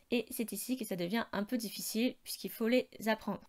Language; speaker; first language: French; native; French